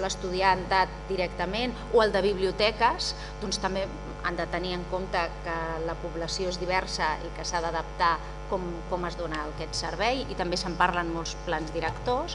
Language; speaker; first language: Catalan; native; Catalan